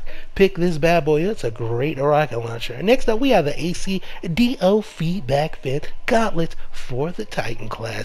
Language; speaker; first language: English; native; English